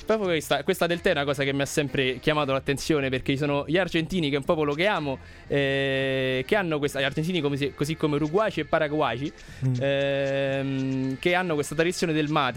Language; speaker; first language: Italian; native; Italian